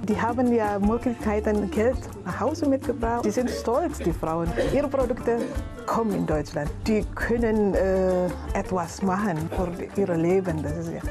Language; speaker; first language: German; non-native, learner; Indonesian